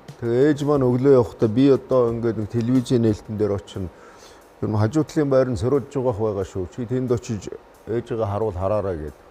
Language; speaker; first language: Mongolian; native; Mongolian